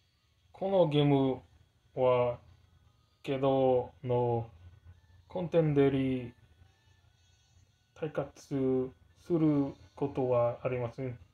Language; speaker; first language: Japanese; non-native, learner; English